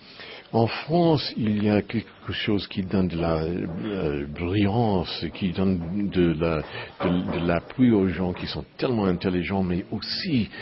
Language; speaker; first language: French; non-native, learner; English